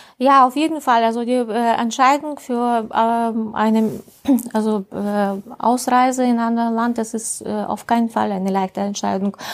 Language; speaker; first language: German; non-native, fluent; Russian